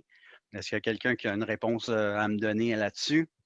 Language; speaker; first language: French; native; French